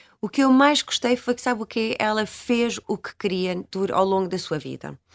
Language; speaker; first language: Portuguese; early bilingual, heritage; French